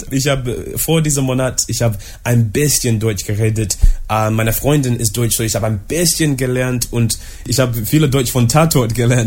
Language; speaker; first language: German; non-native, learner; English